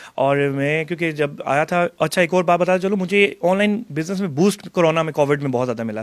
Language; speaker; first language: Urdu; non-native, local second language; Punjabi